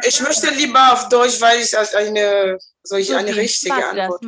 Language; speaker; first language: German; non-native, learner; French